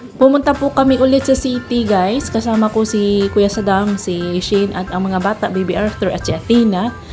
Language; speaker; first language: Filipino; non-native, local second language; Cebuano